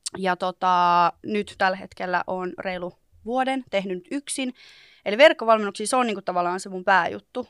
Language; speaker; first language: Finnish; native; Finnish